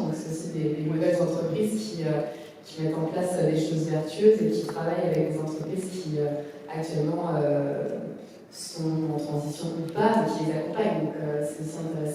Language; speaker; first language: French; native; French